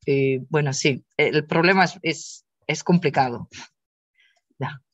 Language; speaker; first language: Spanish; non-native, fluent; Dutch